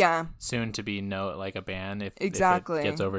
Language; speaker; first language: English; native; English